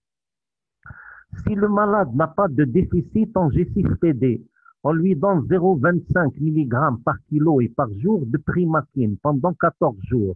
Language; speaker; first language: French; non-native, local second language; Arabic